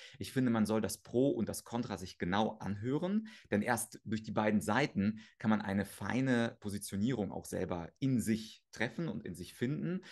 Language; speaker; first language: German; early bilingual, other home language; Russian